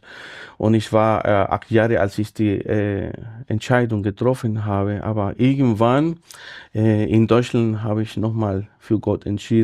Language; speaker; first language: German; non-native, fluent; Spanish